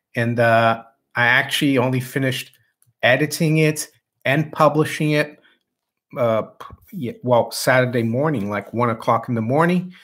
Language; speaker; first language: English; non-native, fluent; Portuguese